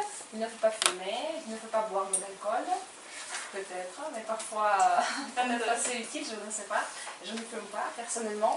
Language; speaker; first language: French; non-native, fluent; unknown